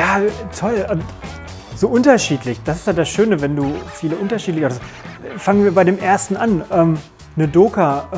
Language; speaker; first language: German; native; German